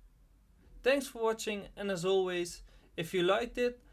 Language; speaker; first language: English; non-native, fluent; Dutch